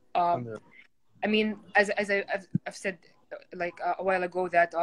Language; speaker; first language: English; non-native, fluent; Arabic